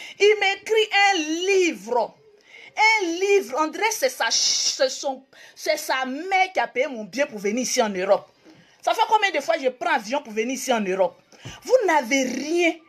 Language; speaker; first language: French; native; French